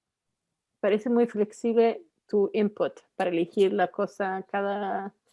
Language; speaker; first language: Spanish; non-native, fluent; Italian